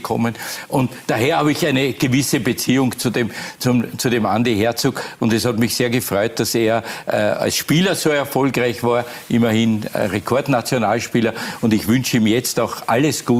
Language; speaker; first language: German; native; German